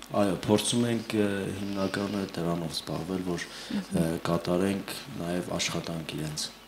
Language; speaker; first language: Armenian; early bilingual, heritage; Armenian